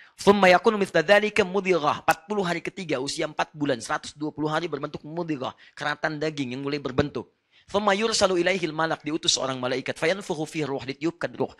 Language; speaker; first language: Indonesian; non-native, fluent; Arabic